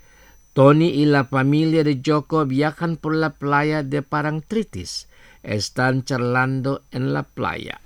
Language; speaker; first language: Spanish; non-native, fluent; Indonesian